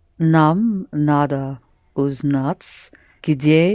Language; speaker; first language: Russian; non-native, learner; English